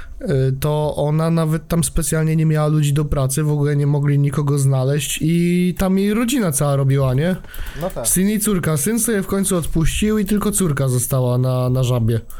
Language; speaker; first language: Polish; native; Polish